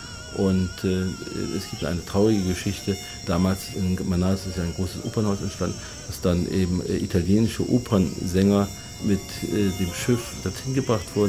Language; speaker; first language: German; native; German